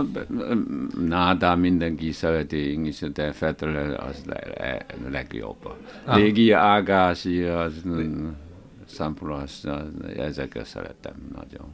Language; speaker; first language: Hungarian; non-native, learner; Chinese